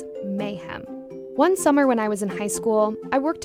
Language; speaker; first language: English; native; English